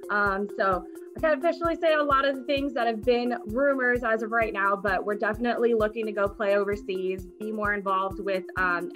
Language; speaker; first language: English; native; English